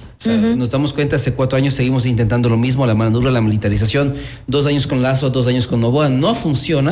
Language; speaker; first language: Spanish; native; Spanish